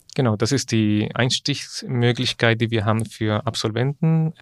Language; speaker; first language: German; non-native, fluent; Spanish